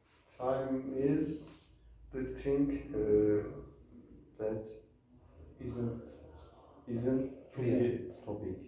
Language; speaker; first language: English; non-native, learner; Turkish